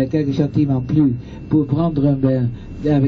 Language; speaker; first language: French; non-native, fluent; Dutch